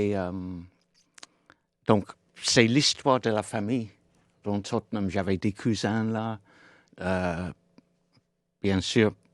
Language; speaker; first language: French; non-native, fluent; English